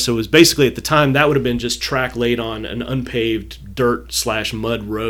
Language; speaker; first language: English; native; English